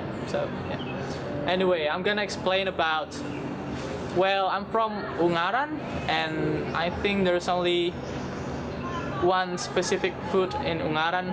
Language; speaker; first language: English; non-native, learner; Indonesian